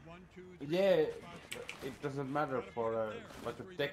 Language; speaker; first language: English; non-native, learner; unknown